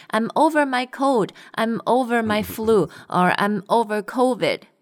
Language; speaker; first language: English; non-native, fluent; Chinese